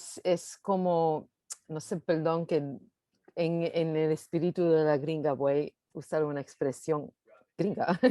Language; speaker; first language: Spanish; early bilingual, heritage; English